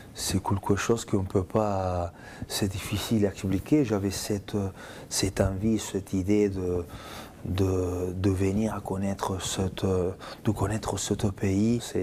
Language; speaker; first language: French; non-native, fluent; Spanish